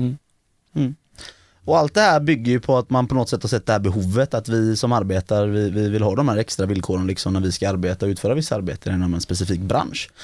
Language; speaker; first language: Swedish; native; Swedish